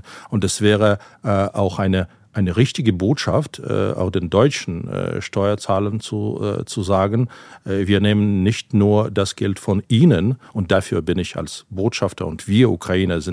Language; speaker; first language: German; non-native, fluent; Ukrainian